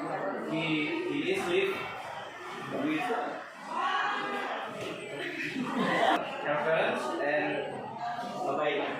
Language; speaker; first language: English; non-native, learner; Indonesian